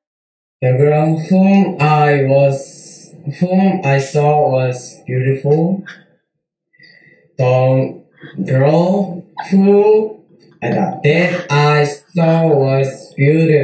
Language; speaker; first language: English; non-native, learner; Korean